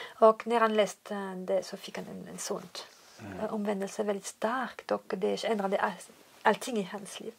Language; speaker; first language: Swedish; non-native, fluent; French